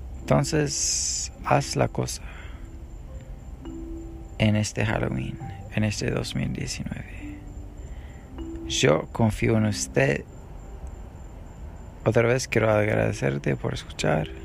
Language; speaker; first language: Spanish; non-native, learner; English